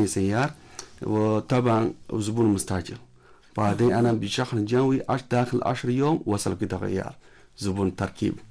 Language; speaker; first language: Arabic; non-native, learner; Chinese